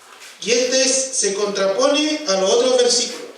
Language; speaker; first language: Spanish; native; Spanish